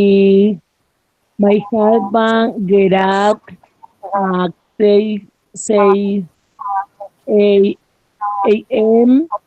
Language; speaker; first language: English; non-native, learner; Spanish